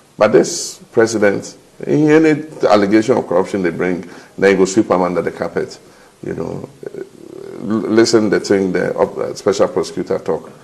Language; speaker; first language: Nigerian Pidgin; non-native, fluent; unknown